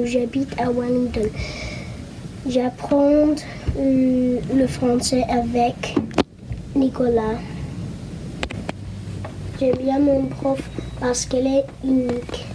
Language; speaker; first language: French; non-native, learner; English